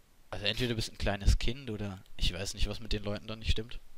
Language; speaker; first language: German; native; German